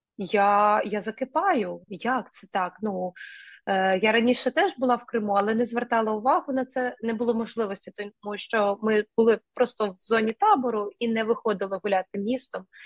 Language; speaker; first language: Ukrainian; non-native, local second language; Russian